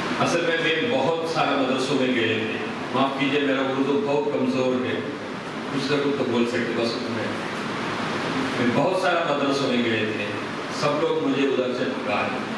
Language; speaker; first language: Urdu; non-native, local second language; Malayalam